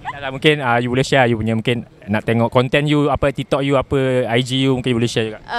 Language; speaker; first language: Malay; native; Malay